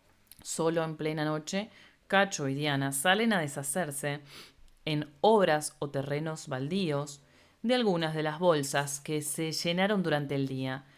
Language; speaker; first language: Spanish; native; Spanish